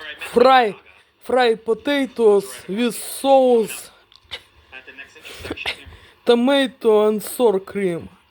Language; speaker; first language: English; non-native, learner; Russian